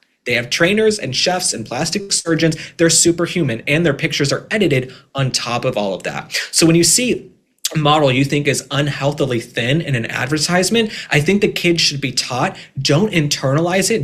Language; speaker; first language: English; native; English